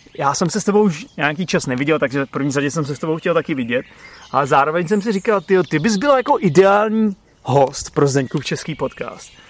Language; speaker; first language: Czech; native; Czech